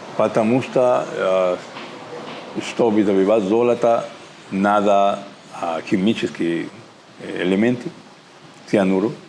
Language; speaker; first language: Russian; non-native, learner; Spanish